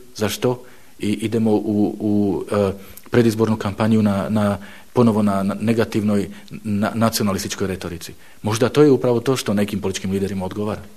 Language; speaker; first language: Bosnian; non-native, fluent; Slovak